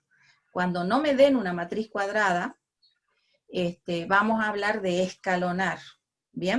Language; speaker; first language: Spanish; native; Spanish